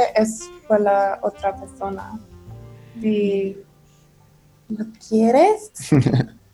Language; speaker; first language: Spanish; non-native, learner; German